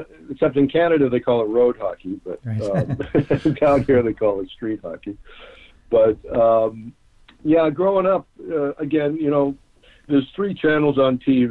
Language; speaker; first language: English; native; English